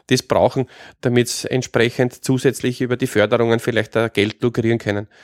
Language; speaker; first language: German; native; German